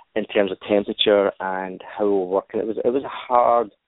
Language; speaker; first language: English; native; English